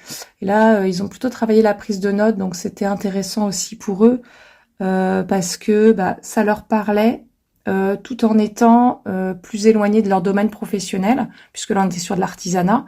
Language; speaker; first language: French; native; French